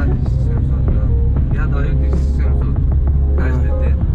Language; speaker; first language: Russian; non-native, learner; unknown